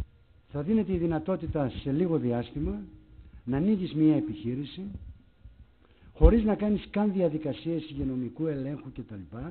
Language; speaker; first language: Greek; native; Greek